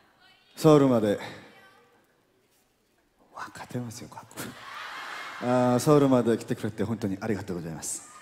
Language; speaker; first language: Japanese; non-native, fluent; Korean